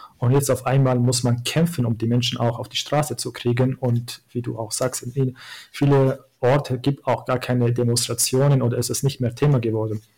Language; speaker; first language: German; non-native, fluent; Kurdish